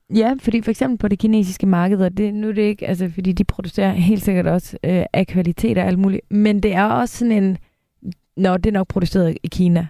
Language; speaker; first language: Danish; native; Danish